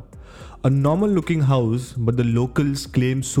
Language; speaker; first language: English; non-native, local second language; Konkani